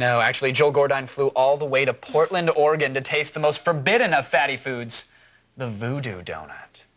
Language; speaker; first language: English; native; English